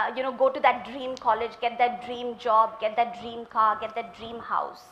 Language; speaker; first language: English; non-native, local second language; Malayalam